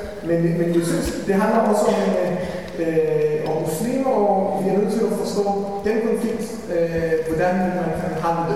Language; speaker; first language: Danish; non-native, fluent; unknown